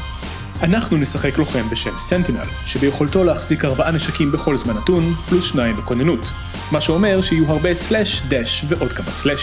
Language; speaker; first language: Hebrew; native; Hebrew